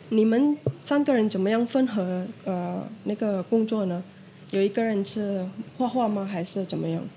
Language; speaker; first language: Chinese; non-native, fluent; Indonesian